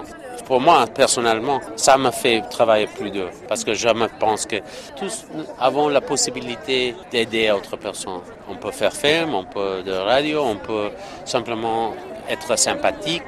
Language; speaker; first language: French; non-native, learner; English